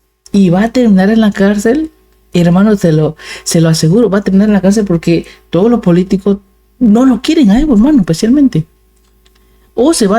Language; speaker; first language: Spanish; native; Spanish